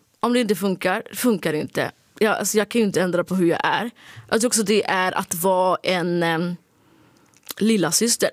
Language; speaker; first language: Swedish; early bilingual, other home language; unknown